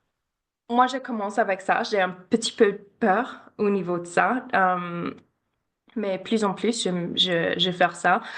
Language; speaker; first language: French; non-native, learner; English